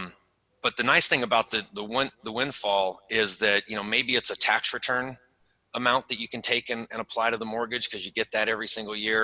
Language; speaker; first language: English; native; English